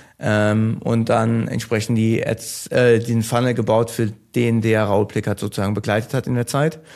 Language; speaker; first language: German; early bilingual, other home language; Turkish